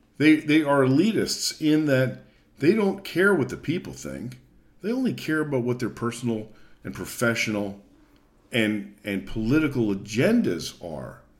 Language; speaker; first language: English; native; English